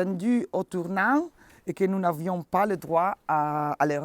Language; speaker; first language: French; non-native, learner; Italian